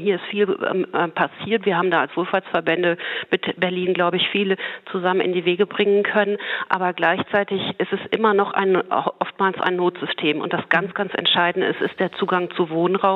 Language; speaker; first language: German; native; German